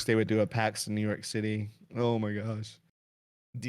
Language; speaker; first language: English; native; English